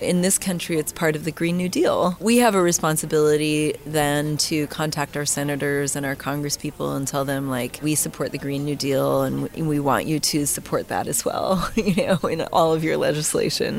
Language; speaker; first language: English; native; English